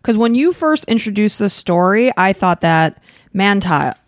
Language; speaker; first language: English; native; English